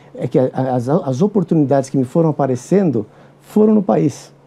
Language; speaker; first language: Portuguese; native; Portuguese